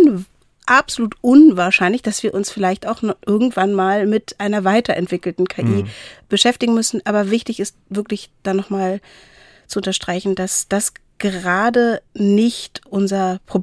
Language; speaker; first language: German; native; German